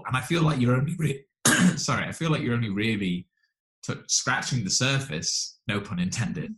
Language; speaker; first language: English; native; English